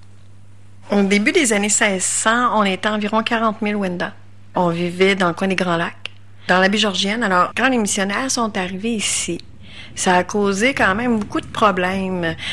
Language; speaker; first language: French; native; French